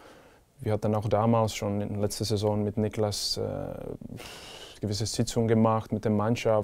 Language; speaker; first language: German; non-native, fluent; Czech